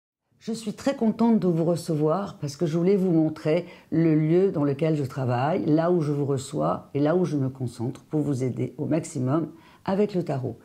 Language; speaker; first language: French; native; French